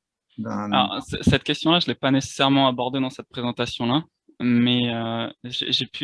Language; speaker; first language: French; native; French